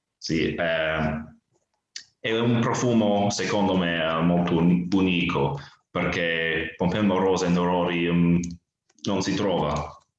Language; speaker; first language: Italian; non-native, fluent; English